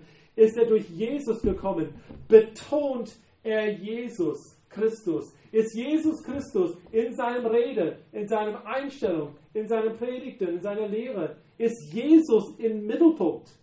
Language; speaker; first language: German; non-native, fluent; English